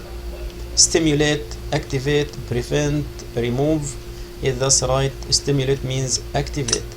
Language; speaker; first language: English; non-native, fluent; Arabic